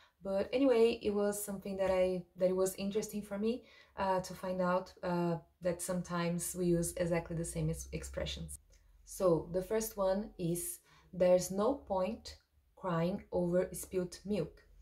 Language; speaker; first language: English; non-native, fluent; Portuguese